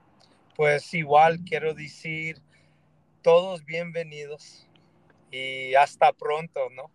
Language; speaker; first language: Spanish; early bilingual, heritage; Spanish